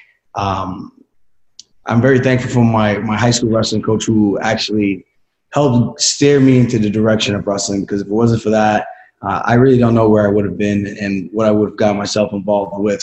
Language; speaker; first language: English; native; English